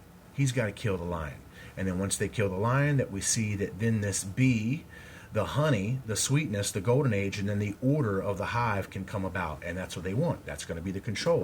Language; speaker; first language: English; native; English